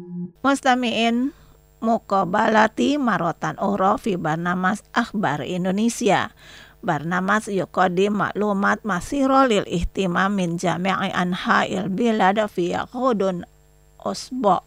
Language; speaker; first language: Arabic; non-native, local second language; Indonesian